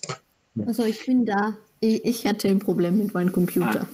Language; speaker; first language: German; non-native, learner; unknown